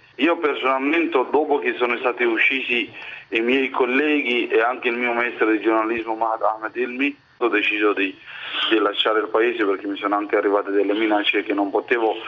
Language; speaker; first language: Italian; non-native, fluent; Somali